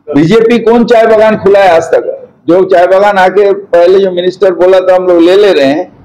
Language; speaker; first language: Hindi; non-native, local second language; Bangla